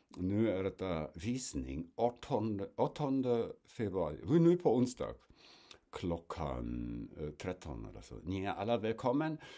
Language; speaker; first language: Swedish; non-native, fluent; German